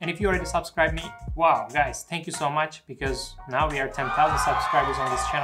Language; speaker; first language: English; non-native, fluent; Turkish